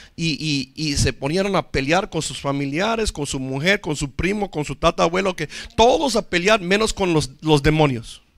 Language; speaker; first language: Spanish; non-native, fluent; English